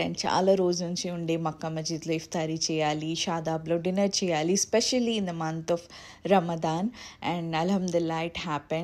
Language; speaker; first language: Telugu; non-native, local second language; Urdu